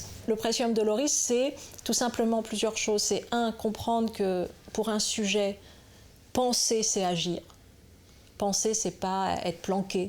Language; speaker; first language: French; native; French